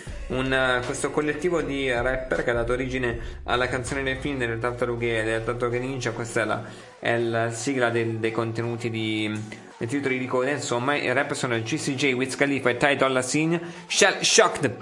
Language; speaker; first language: Italian; native; Italian